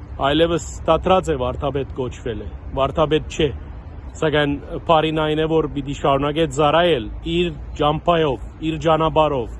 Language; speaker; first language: Armenian; early bilingual, heritage; Armenian